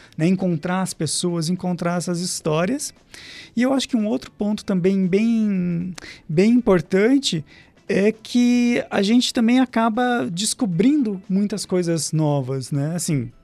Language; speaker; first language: Portuguese; native; Portuguese